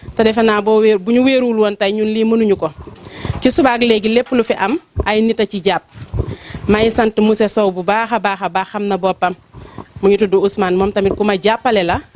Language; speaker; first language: Wolof; non-native, local second language; Fula